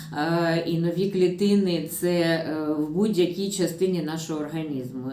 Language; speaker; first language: Ukrainian; non-native, local second language; Russian